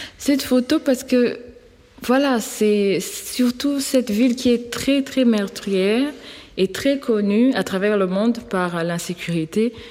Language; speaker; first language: French; non-native, local second language; Swahili